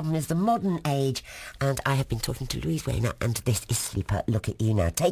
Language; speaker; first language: English; native; English